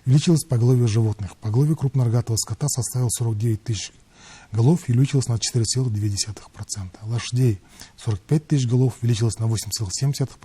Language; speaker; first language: Russian; non-native, local second language; Kazakh